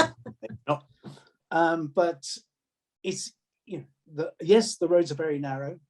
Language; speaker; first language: English; native; English